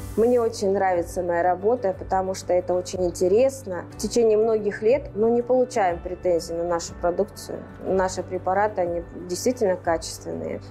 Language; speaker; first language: Russian; native; Russian